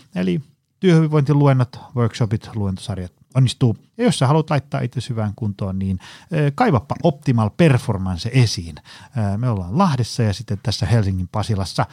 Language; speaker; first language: Finnish; native; Finnish